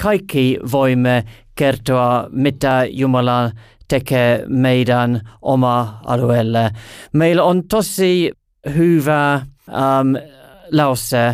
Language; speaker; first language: Finnish; non-native, learner; English